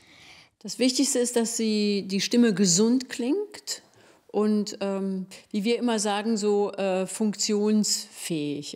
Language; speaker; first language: German; native; German